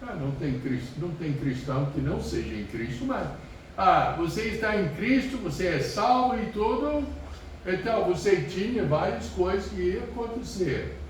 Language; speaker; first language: Portuguese; non-native, fluent; English